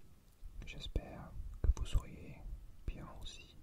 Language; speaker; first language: French; non-native, learner; English